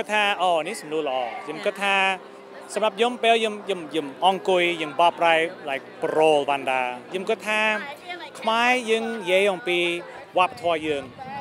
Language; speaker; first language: Khmer; early bilingual, heritage; Khmer